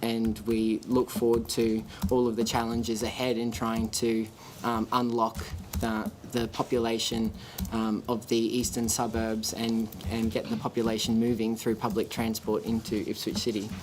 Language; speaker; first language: English; native; English